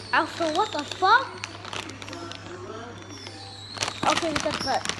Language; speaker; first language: Swedish; early bilingual, other home language; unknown